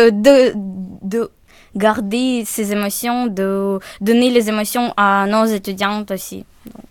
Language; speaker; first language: French; non-native, fluent; Ukrainian